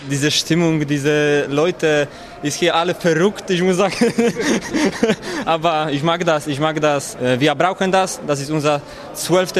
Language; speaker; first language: German; non-native, learner; Polish